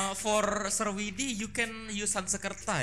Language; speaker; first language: English; non-native, learner; Indonesian